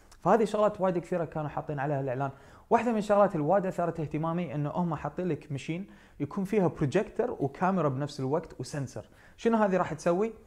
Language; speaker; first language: Arabic; native; Arabic